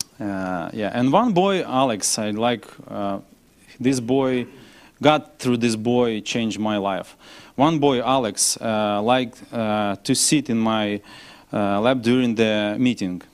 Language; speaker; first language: English; non-native, learner; Ukrainian